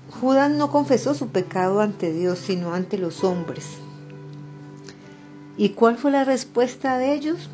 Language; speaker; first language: Spanish; native; Spanish